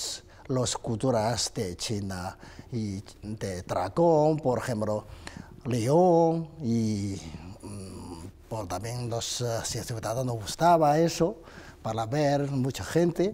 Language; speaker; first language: Spanish; non-native, learner; Chinese